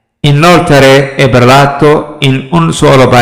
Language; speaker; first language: Italian; non-native, fluent; Somali